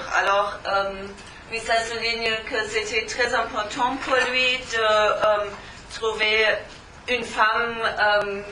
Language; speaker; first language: French; non-native, learner; German